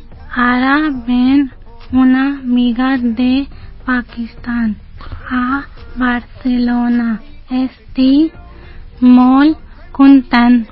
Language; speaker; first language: Catalan; non-native, learner; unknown